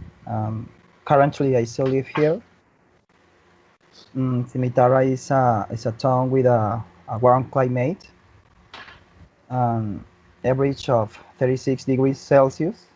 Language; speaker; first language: English; non-native, learner; Spanish